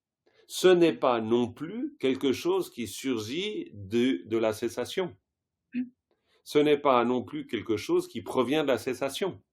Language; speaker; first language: French; native; French